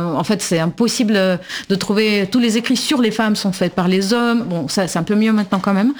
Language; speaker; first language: French; non-native, fluent; Russian